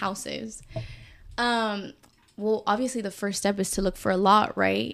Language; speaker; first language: English; early bilingual, other home language; Spanish